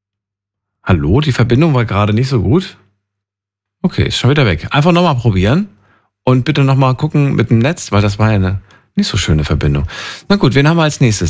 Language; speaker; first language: German; native; German